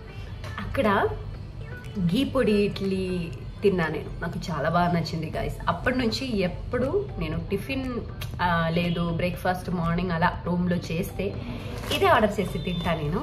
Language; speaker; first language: Telugu; non-native, local second language; Malayalam